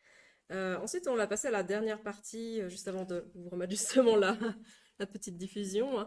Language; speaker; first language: French; native; French